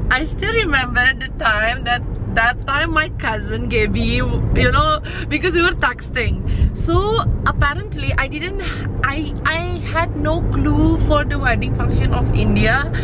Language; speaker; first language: English; non-native, fluent; Indonesian